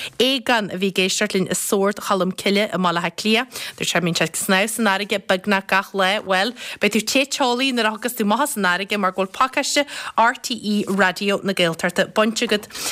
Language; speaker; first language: Irish; native; Irish